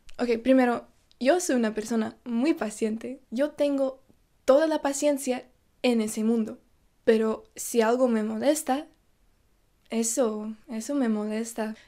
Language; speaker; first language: Spanish; non-native, fluent; Russian